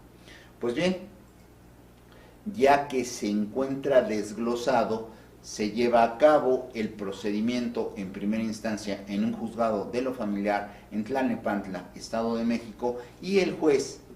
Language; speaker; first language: Spanish; native; Spanish